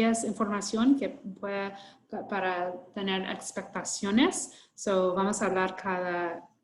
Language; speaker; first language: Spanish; non-native, learner; English